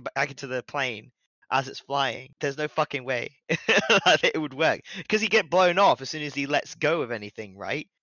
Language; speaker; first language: English; native; English